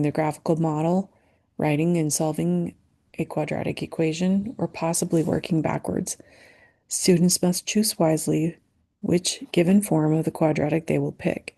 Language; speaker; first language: English; native; English